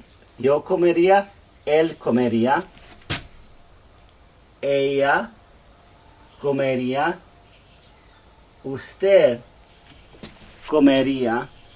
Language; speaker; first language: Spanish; non-native, learner; English